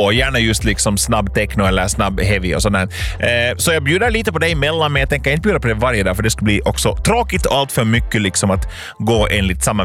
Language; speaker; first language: Swedish; native; Swedish